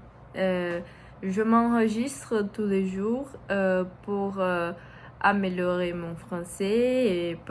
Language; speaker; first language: French; non-native, learner; Portuguese